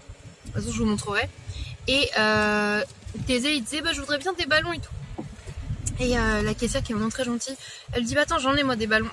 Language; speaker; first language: French; native; French